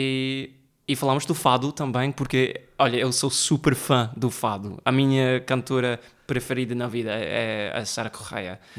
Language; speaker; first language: Portuguese; early bilingual, heritage; Portuguese